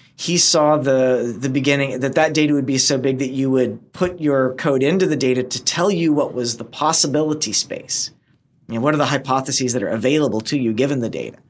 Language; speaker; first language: English; native; English